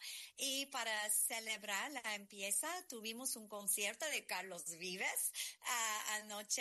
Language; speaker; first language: Spanish; non-native, learner; English